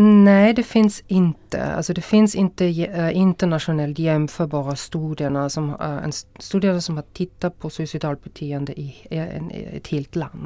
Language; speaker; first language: Swedish; non-native, fluent; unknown